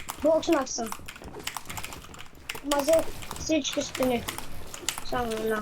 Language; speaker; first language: Bulgarian; native; Bulgarian